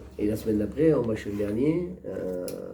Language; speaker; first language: French; native; French